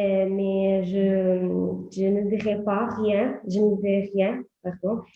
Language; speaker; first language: French; non-native, learner; Portuguese